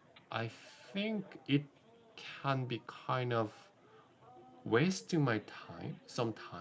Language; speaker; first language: English; non-native, learner; Korean